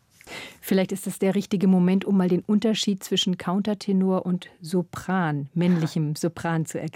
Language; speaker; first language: German; native; German